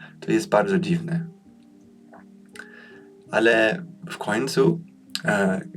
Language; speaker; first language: Polish; early bilingual, heritage; Polish